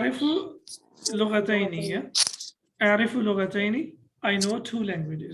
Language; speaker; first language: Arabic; non-native, fluent; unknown